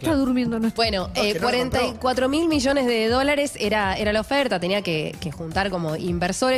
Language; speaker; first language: Spanish; native; Spanish